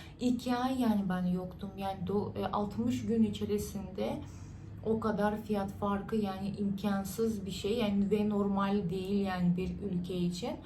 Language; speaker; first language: Turkish; non-native, fluent; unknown